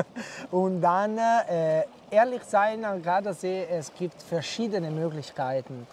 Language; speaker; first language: German; non-native, learner; Italian